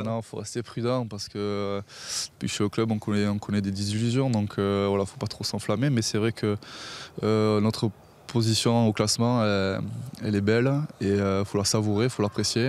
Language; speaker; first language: French; native; French